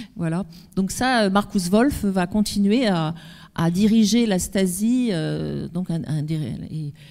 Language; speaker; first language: French; native; French